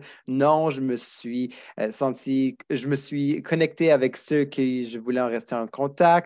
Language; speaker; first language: French; native; French